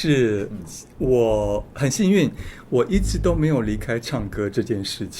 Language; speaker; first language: Chinese; native; Chinese